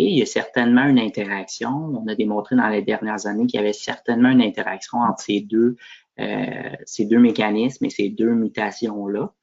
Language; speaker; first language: French; native; French